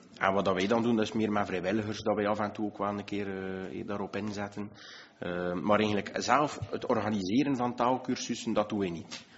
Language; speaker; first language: Dutch; native; Dutch